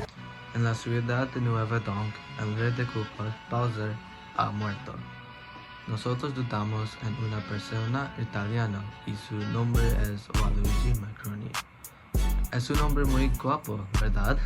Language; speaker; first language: Spanish; non-native, learner; English